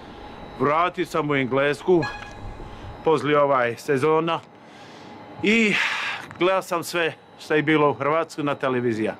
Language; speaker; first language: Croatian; non-native, fluent; English